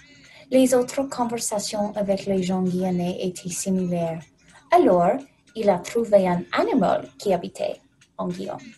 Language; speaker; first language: French; non-native, learner; English